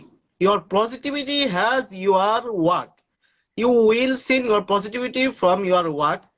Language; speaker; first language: English; non-native, learner; Bangla